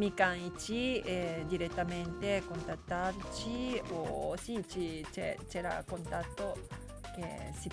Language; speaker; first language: Italian; non-native, learner; Japanese